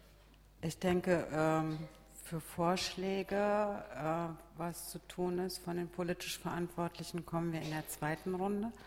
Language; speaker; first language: German; native; German